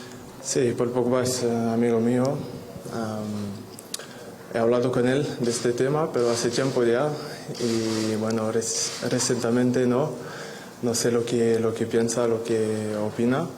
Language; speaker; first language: Spanish; non-native, fluent; French